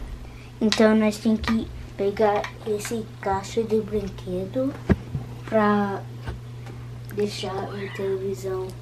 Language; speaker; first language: Portuguese; early bilingual, heritage; Portuguese